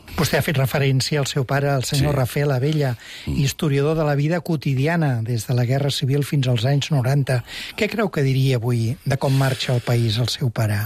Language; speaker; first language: Catalan; native; Catalan